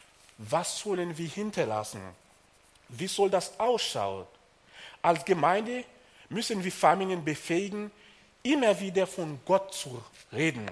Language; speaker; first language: German; non-native, fluent; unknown